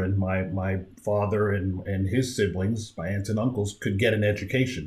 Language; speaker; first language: English; native; English